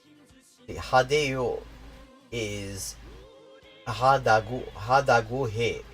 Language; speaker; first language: Korean; non-native, learner; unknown